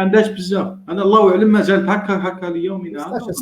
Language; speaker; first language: Arabic; native; Arabic